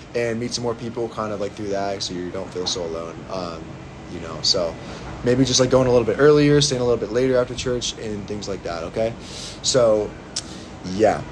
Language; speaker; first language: English; native; English